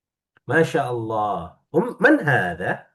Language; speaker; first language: Arabic; non-native, fluent; Indonesian